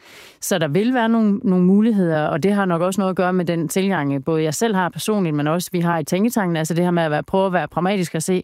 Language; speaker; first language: Danish; native; Danish